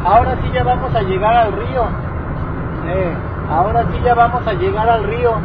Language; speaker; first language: Spanish; native; Spanish